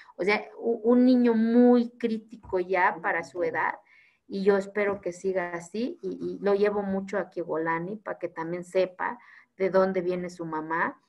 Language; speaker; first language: Spanish; non-native, local second language; Zapotec